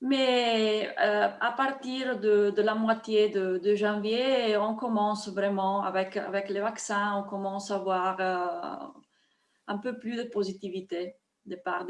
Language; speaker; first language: French; non-native, fluent; Italian